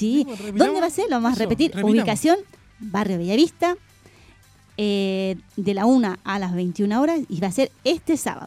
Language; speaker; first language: Spanish; native; Spanish